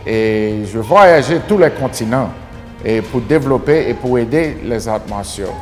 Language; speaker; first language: French; non-native, learner; Haitian Creole